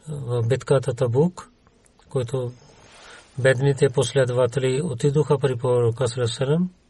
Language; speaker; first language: Bulgarian; non-native, learner; Urdu